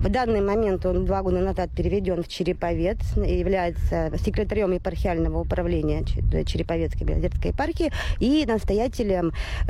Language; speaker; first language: Russian; native; Russian